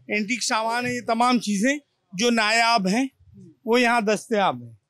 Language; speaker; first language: Hindi; native; Hindi